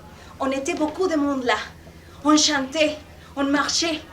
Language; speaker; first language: French; non-native, fluent; Spanish